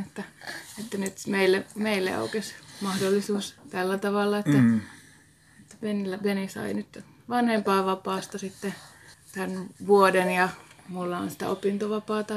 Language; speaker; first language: Finnish; native; Finnish